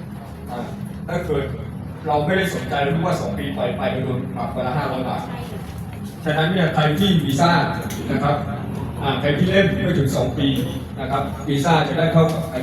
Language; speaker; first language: Thai; native; Thai